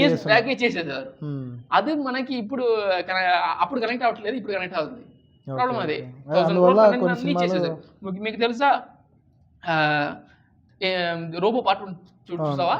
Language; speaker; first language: Telugu; non-native, local second language; Tamil